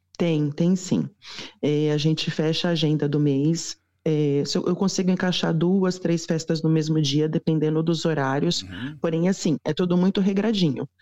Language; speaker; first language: Portuguese; native; Portuguese